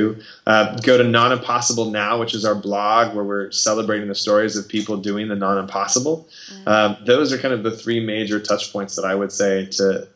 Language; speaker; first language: English; native; English